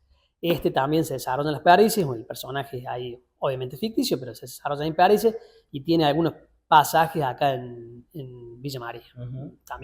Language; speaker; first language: Spanish; native; Spanish